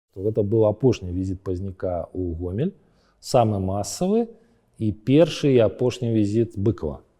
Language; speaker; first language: Belarusian; native; Belarusian